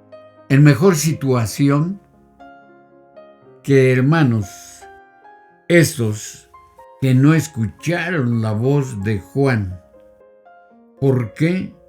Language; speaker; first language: Spanish; native; Spanish